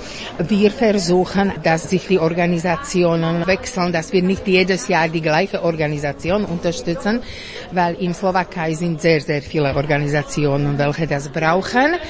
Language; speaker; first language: German; non-native, fluent; Slovak